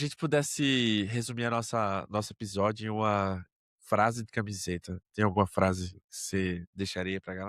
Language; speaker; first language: Portuguese; native; Portuguese